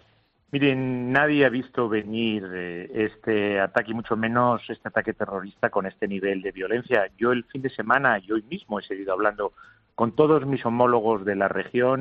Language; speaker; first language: Spanish; native; Spanish